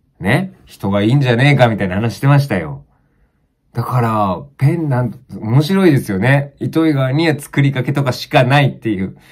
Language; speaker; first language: Japanese; native; Japanese